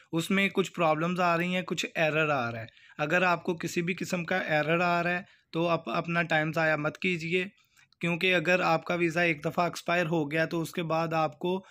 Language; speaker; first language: Urdu; non-native, local second language; Punjabi